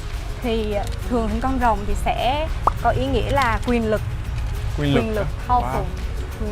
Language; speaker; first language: Vietnamese; native; Vietnamese